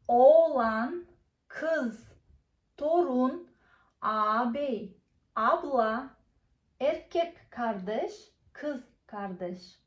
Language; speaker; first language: Turkish; non-native, fluent; Kazakh